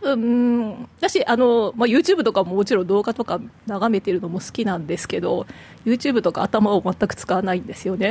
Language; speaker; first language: Japanese; native; Japanese